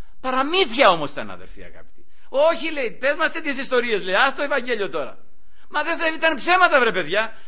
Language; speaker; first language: Greek; native; Greek